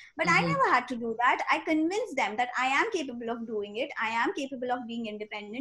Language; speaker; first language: English; non-native, local second language; Hindi